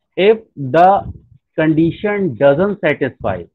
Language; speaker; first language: English; non-native, local second language; Hindi